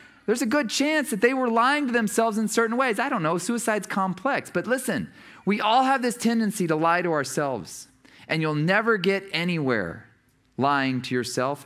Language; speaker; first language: English; native; English